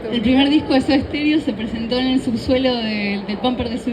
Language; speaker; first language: Spanish; native; Spanish